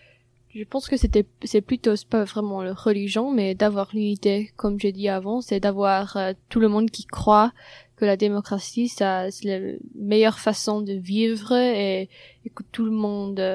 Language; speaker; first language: French; non-native, fluent; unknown